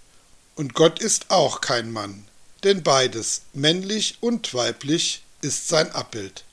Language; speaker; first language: German; native; German